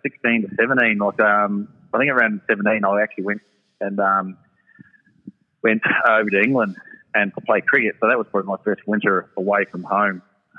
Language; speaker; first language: English; native; English